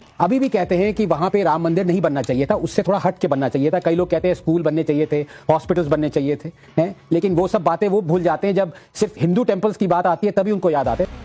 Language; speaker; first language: Hindi; non-native, local second language; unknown